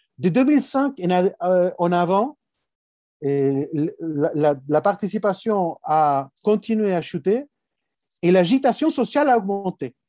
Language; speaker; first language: French; non-native, fluent; Spanish